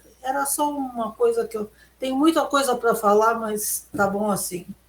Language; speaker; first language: Portuguese; early bilingual, other home language; German